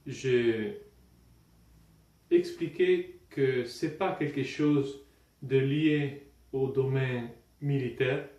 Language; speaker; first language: French; non-native, fluent; Italian